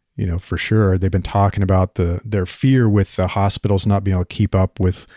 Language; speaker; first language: English; native; English